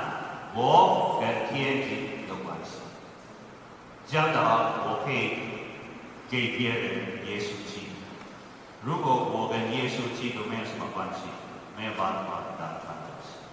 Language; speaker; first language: Chinese; non-native, fluent; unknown